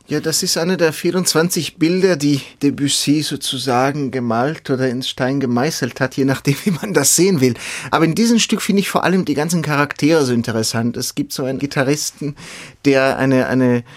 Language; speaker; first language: German; non-native, local second language; Italian